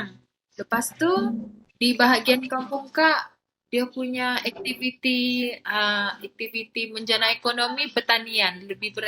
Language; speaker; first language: Malay; native; Malay